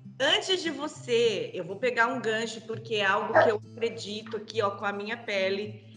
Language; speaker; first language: Portuguese; native; Portuguese